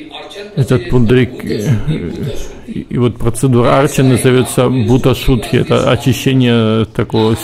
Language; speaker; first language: Russian; native; Russian